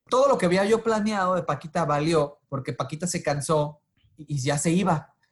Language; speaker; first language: Spanish; native; Spanish